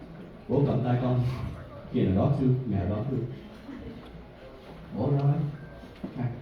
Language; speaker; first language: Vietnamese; early bilingual, heritage; Vietnamese